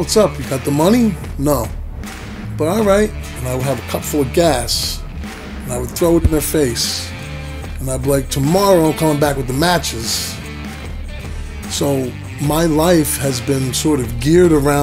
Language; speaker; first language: English; native; English